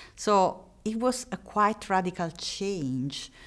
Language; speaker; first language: English; non-native, fluent; Italian